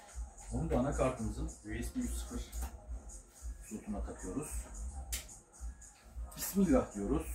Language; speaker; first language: Turkish; native; Turkish